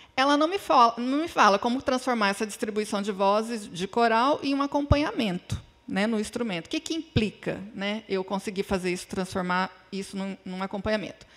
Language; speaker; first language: Portuguese; native; Portuguese